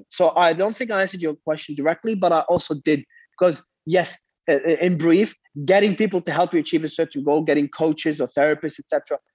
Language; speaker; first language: English; early bilingual, other home language; Arabic